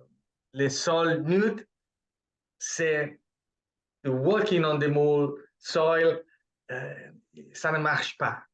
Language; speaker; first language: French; non-native, fluent; Italian